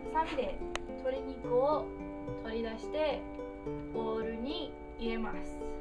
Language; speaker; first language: Japanese; non-native, learner; English